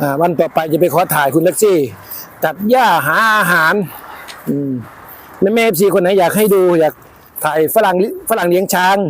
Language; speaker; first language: Thai; native; Thai